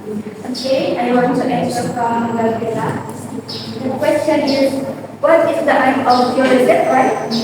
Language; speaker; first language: English; non-native, learner; Indonesian